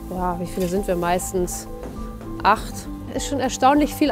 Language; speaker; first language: German; native; German